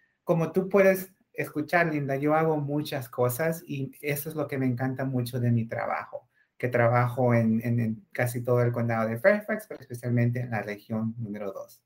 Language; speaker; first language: Spanish; native; Spanish